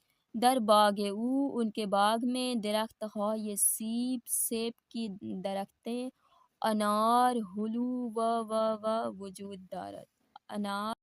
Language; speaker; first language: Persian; non-native, fluent; Urdu